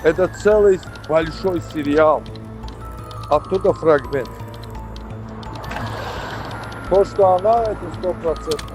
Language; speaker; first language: Russian; non-native, fluent; Azerbaijani